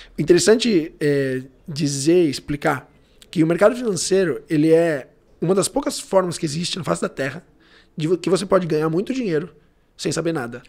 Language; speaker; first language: Portuguese; early bilingual, heritage; Portuguese